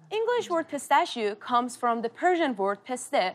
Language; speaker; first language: English; non-native, fluent; Persian